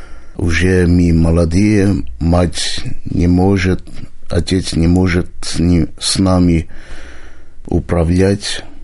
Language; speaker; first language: Russian; non-native, local second language; Armenian